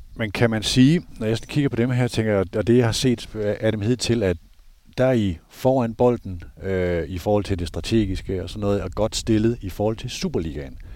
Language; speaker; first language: Danish; native; Danish